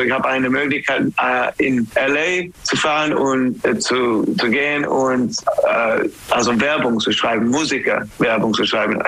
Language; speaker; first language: German; non-native, learner; English